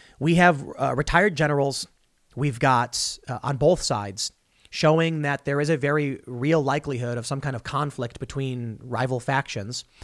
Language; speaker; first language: English; native; English